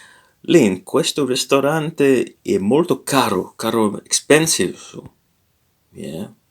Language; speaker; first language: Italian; non-native, learner; English